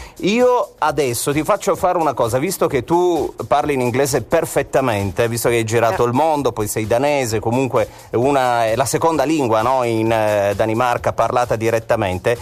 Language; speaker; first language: Italian; native; Italian